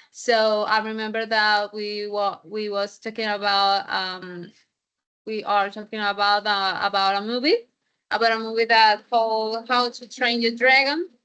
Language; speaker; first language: English; non-native, fluent; Spanish